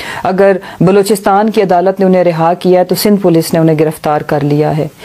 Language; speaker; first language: Urdu; non-native, local second language; Punjabi